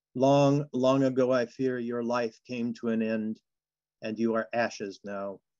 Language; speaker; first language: English; native; English